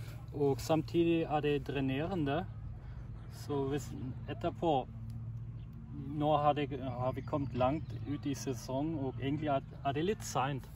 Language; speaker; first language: Norwegian; non-native, fluent; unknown